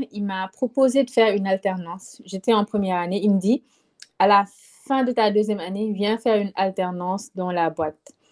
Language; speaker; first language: French; non-native, local second language; Wolof